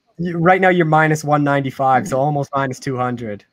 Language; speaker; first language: English; native; English